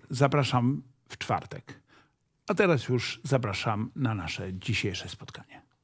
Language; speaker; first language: Polish; native; Polish